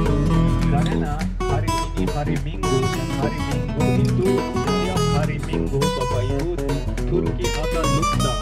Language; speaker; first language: Indonesian; non-native, fluent; Turkish